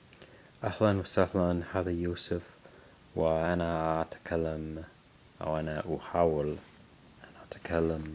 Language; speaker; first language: Arabic; non-native, learner; English